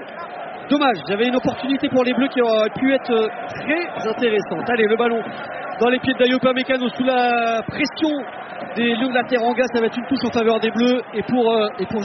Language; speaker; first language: French; native; French